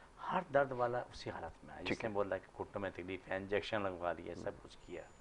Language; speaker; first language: Urdu; non-native, local second language; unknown